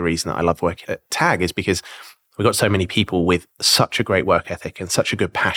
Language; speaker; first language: English; native; English